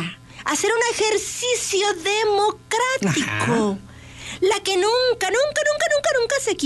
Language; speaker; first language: Spanish; native; Spanish